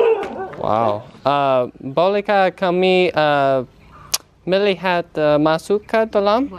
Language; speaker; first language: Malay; non-native, learner; English